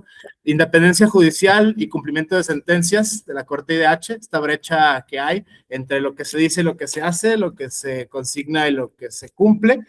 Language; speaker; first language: Spanish; native; Spanish